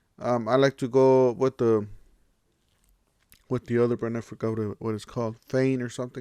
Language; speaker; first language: English; native; English